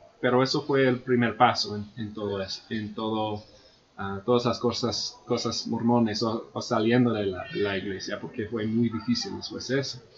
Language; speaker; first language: Spanish; non-native, fluent; English